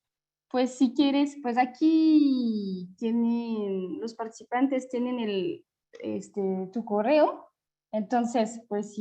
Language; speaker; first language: Spanish; non-native, fluent; French